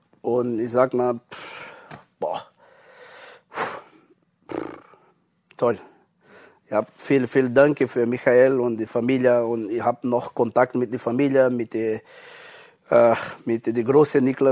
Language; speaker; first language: German; non-native, learner; Portuguese